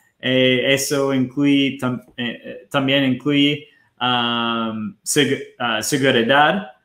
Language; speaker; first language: Spanish; non-native, fluent; Portuguese